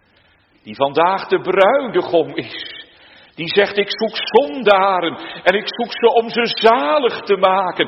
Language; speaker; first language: Dutch; native; Dutch